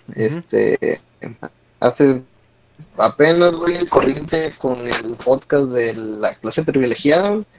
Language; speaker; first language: Spanish; native; Spanish